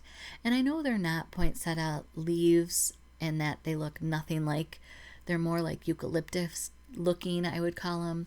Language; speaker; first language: English; native; English